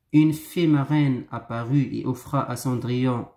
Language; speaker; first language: French; non-native, local second language; Arabic